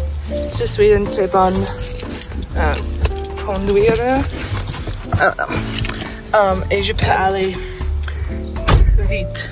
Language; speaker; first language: French; non-native, local second language; English